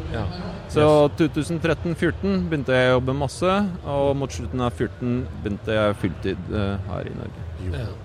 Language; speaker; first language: Norwegian; non-native, fluent; Polish